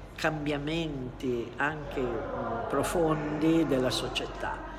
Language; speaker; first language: Italian; native; Italian